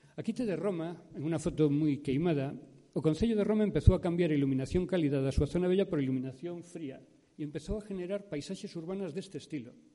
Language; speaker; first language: Galician; native; Galician